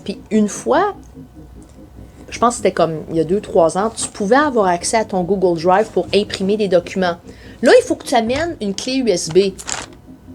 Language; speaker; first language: French; native; French